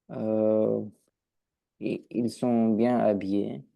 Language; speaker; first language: French; non-native, learner; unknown